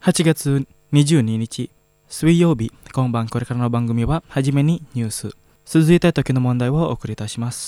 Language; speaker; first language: Japanese; non-native, fluent; Indonesian